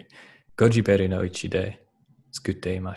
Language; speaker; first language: Japanese; non-native, learner; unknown